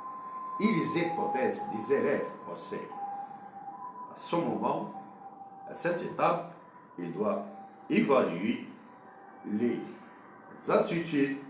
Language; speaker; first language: French; non-native, local second language; Arabic